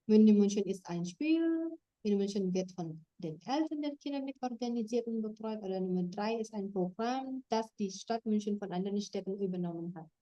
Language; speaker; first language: German; non-native, fluent; Indonesian